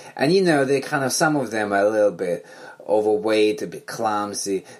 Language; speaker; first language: English; non-native, fluent; Belarusian